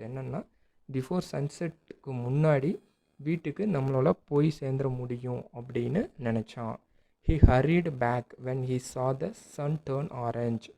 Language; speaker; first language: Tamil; native; Tamil